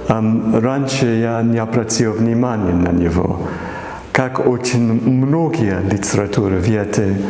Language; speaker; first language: Russian; non-native, fluent; English